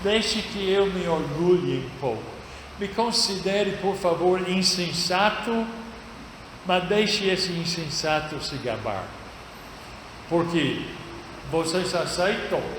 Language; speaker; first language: Portuguese; non-native, fluent; English